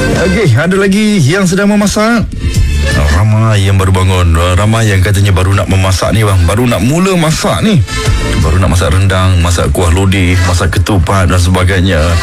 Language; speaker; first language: Malay; native; Malay